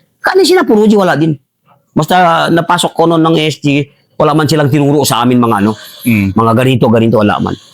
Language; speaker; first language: Filipino; non-native, local second language; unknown